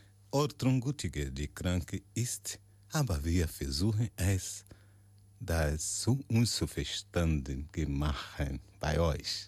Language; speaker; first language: German; non-native, learner; Portuguese